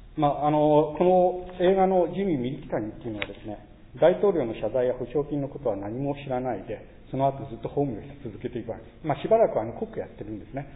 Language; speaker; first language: Japanese; native; Japanese